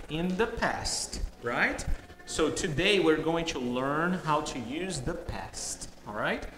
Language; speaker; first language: English; non-native, fluent; Portuguese